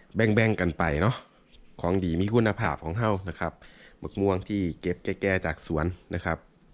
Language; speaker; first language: Thai; native; Thai